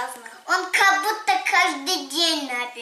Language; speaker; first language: Russian; early bilingual, heritage; Russian